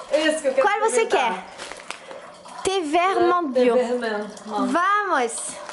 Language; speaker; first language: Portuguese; non-native, learner; French